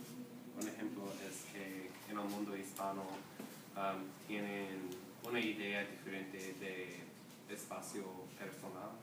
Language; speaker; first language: Spanish; non-native, learner; English